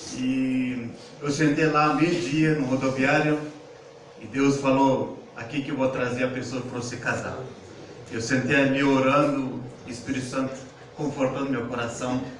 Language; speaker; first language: Portuguese; non-native, fluent; Hindi